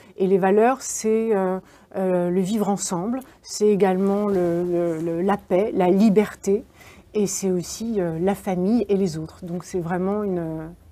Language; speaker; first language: French; native; French